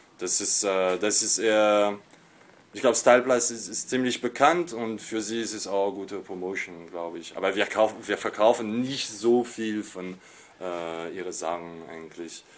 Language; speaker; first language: German; non-native, fluent; French